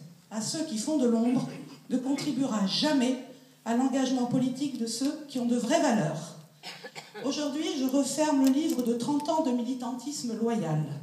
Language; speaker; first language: French; native; French